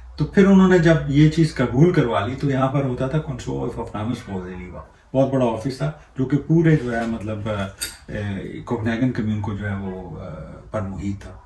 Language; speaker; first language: Urdu; non-native, local second language; Punjabi